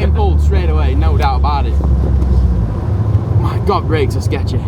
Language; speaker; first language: English; native; English